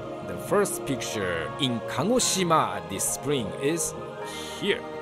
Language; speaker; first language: English; non-native, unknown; Japanese